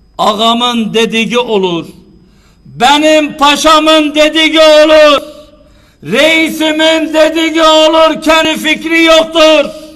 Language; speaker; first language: Turkish; native; Turkish